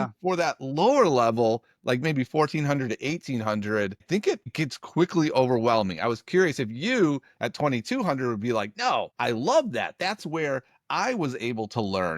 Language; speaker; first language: English; native; English